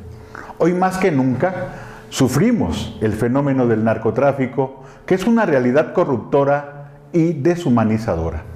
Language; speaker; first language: Spanish; native; Spanish